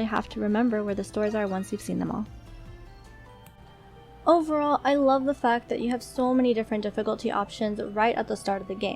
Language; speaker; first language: English; native; English